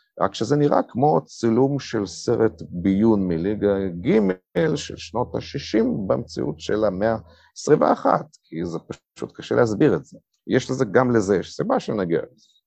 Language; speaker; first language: Hebrew; non-native, fluent; Russian